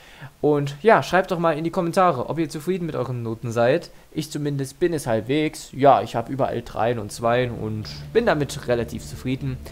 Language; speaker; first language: German; native; German